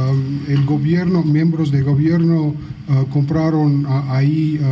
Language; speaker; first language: Spanish; non-native, fluent; Georgian